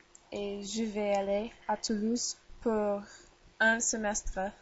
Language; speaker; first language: French; non-native, learner; English